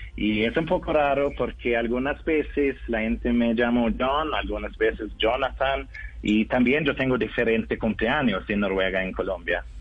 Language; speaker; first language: Spanish; non-native, learner; Norwegian